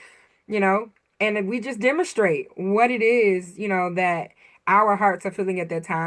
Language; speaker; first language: English; native; English